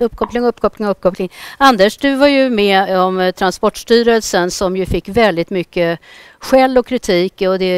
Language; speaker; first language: Swedish; native; Swedish